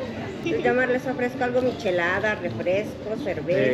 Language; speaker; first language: Spanish; native; Spanish